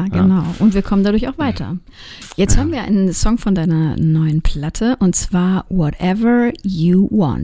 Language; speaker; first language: German; native; German